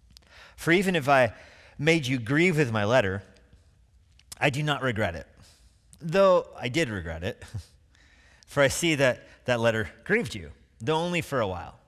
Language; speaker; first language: English; native; English